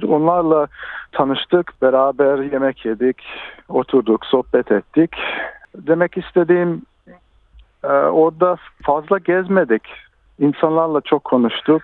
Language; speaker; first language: Turkish; early bilingual, heritage; Turkish